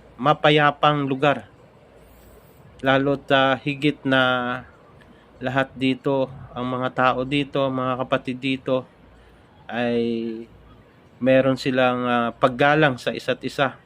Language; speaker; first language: Filipino; non-native, local second language; Romany